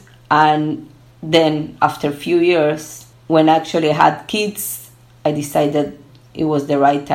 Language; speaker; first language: English; early bilingual, other home language; Spanish